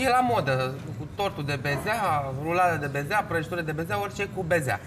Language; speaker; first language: Romanian; native; Romanian